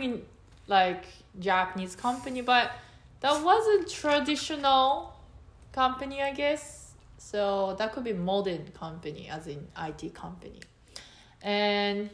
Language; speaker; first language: English; non-native, fluent; Japanese